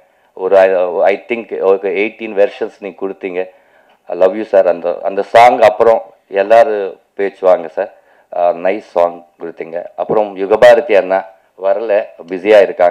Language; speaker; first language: Tamil; non-native, local second language; Telugu